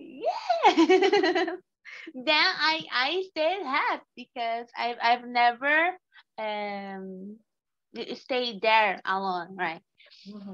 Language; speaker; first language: English; non-native, learner; Portuguese